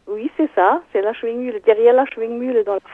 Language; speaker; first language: French; non-native, fluent; German